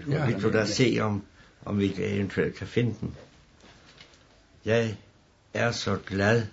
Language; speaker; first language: Danish; native; Danish